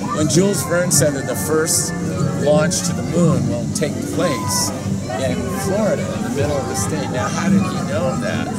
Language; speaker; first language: English; native; English